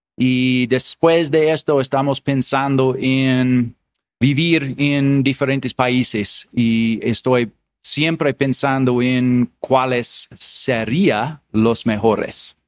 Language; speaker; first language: Spanish; non-native, learner; English